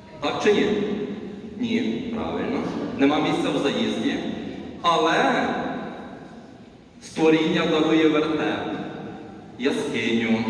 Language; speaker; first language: Ukrainian; native; Ukrainian